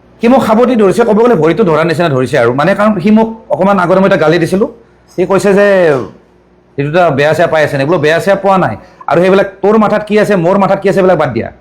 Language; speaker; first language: Assamese; native; Assamese